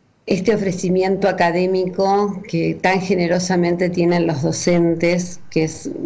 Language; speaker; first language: Spanish; native; Spanish